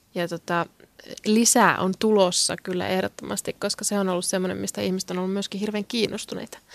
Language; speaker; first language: Finnish; non-native, local second language; Swedish